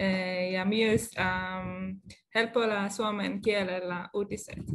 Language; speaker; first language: Finnish; non-native, learner; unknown